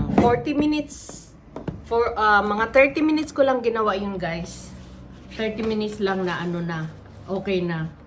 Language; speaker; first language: Filipino; native; Filipino